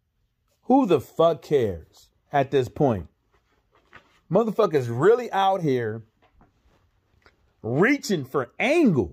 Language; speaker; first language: English; native; English